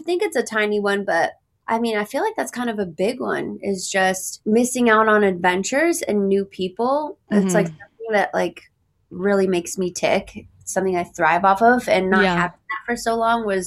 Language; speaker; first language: English; native; English